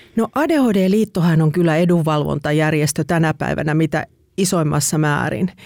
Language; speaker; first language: Finnish; native; Finnish